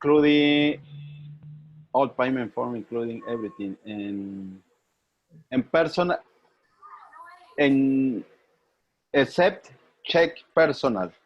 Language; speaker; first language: English; non-native, learner; Spanish